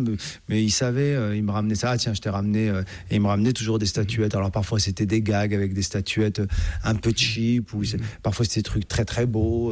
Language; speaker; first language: French; native; French